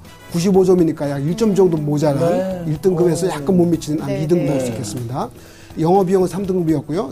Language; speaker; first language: Korean; native; Korean